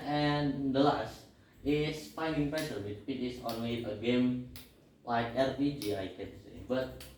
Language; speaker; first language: English; non-native, learner; Indonesian